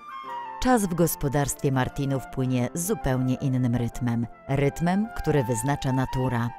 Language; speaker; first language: Polish; native; Polish